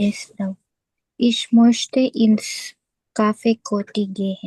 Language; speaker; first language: German; non-native, learner; Filipino